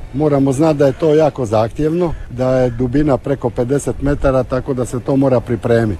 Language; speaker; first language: Croatian; native; Croatian